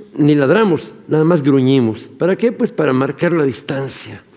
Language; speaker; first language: Spanish; native; Spanish